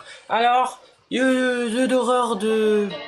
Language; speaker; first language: French; native; French